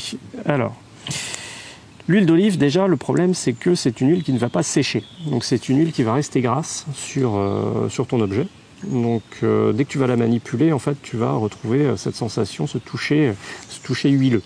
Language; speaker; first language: French; native; French